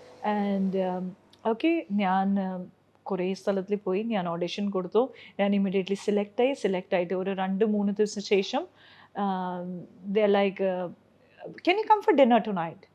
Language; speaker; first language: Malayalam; non-native, local second language; Punjabi